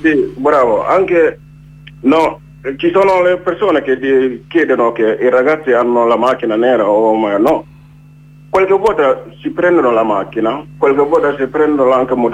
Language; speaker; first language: Italian; non-native, learner; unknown